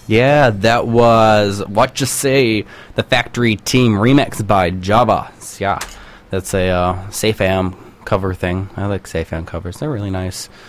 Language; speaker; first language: English; native; English